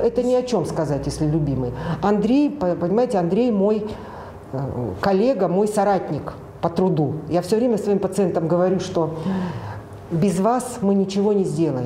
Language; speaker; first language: Russian; native; Russian